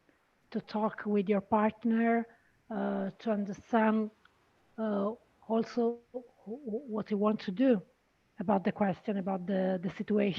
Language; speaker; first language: English; non-native, learner; Italian